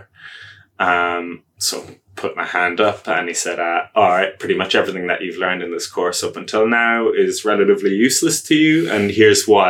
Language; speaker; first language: English; native; English